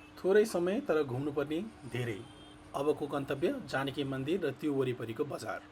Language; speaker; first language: Nepali; native; Nepali